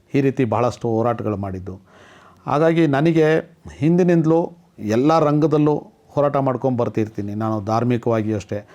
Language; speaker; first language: Kannada; non-native, local second language; Telugu